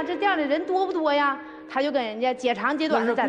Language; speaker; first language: Chinese; native; Chinese